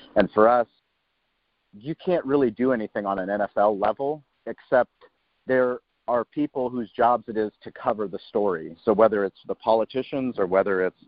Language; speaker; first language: English; native; English